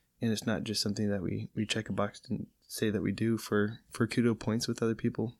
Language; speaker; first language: English; native; English